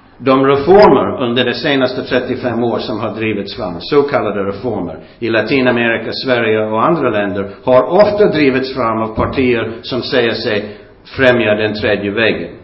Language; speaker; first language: Swedish; non-native, fluent; English